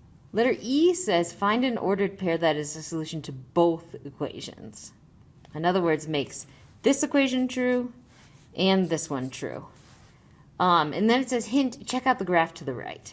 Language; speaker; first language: English; native; English